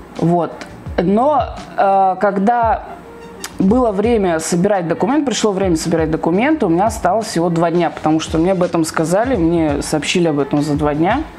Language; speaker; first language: Russian; native; Russian